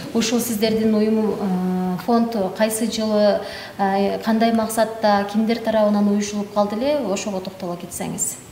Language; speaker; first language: Kyrgyz; native; Kyrgyz